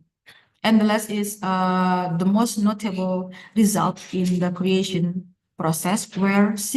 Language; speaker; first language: English; non-native, fluent; Indonesian